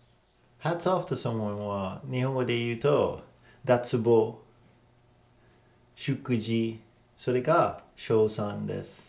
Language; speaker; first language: Japanese; non-native, learner; English